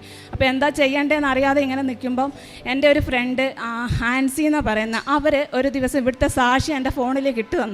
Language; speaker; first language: Malayalam; native; Malayalam